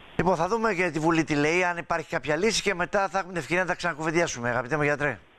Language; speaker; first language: Greek; native; Greek